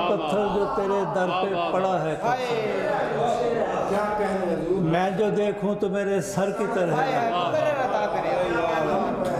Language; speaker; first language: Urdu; non-native, local second language; Punjabi